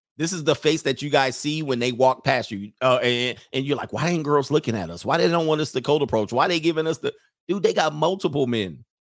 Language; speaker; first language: English; native; English